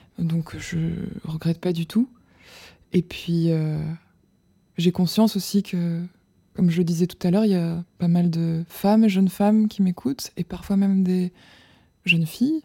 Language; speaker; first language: French; native; French